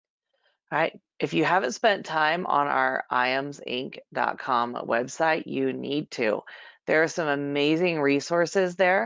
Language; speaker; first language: English; native; English